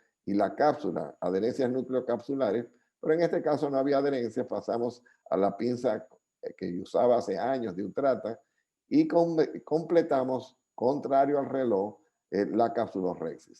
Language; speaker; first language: Spanish; native; Spanish